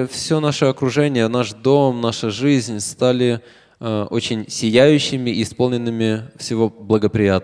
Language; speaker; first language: Russian; native; Russian